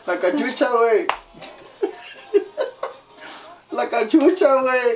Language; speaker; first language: Spanish; early bilingual, heritage; Spanish